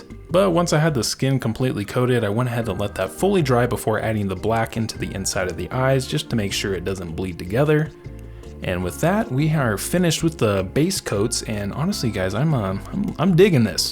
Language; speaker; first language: English; native; English